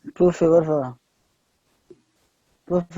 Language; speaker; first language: Spanish; non-native, learner; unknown